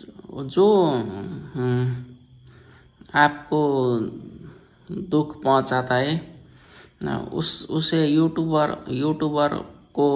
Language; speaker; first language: Hindi; non-native, learner; Nepali